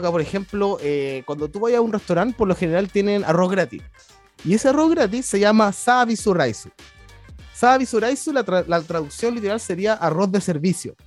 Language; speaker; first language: Spanish; native; Spanish